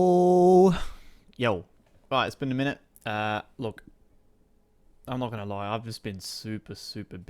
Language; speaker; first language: English; native; English